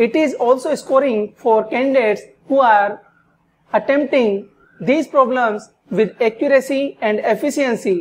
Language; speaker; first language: English; non-native, local second language; Hindi